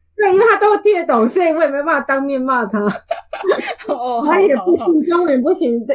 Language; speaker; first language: Chinese; native; Chinese